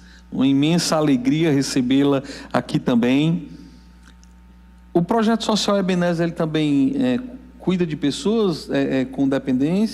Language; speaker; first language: Portuguese; native; Portuguese